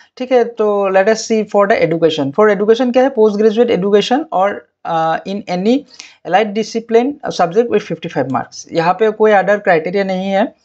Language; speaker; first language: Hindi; non-native, local second language; Assamese